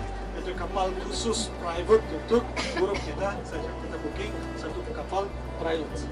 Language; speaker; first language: Indonesian; non-native, fluent; Turkish